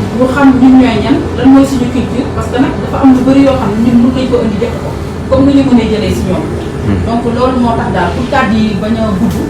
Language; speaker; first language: Wolof; non-native, local second language; Fula